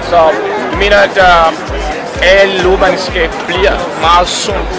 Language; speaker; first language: Danish; non-native, learner; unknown